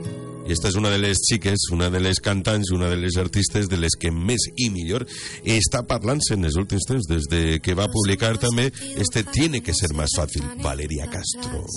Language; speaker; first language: Catalan; native; Catalan